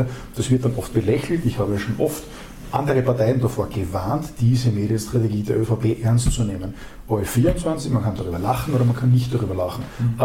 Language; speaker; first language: German; native; German